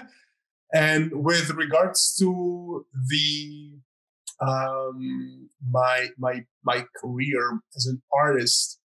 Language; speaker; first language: English; non-native, fluent; Croatian